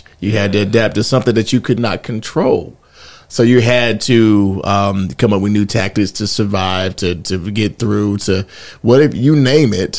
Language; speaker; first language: English; native; English